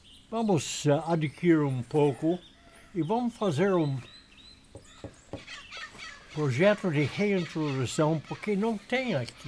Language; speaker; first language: Portuguese; non-native, learner; English